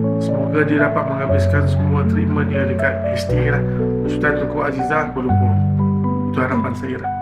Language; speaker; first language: Malay; native; Malay